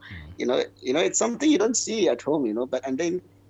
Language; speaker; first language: English; non-native, local second language; Hausa